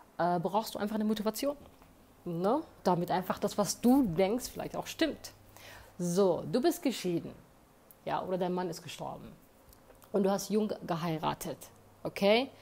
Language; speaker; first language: German; early bilingual, other home language; Somali